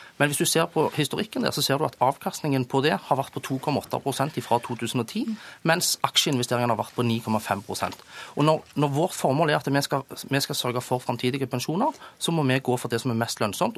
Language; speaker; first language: Norwegian; native; Norwegian